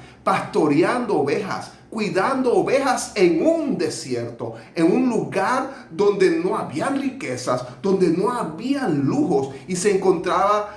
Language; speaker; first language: Spanish; native; Spanish